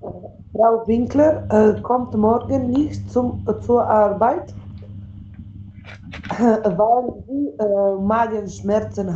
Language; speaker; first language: German; non-native, learner; Macedonian